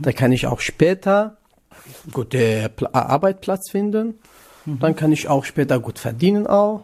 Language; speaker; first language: German; non-native, learner; Kurdish